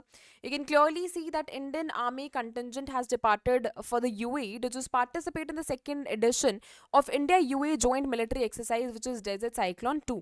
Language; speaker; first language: English; non-native, local second language; Hindi